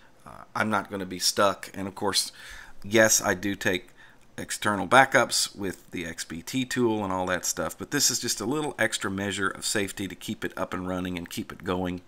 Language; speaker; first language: English; native; English